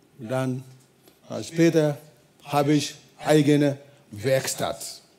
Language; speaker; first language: German; non-native, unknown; Ewe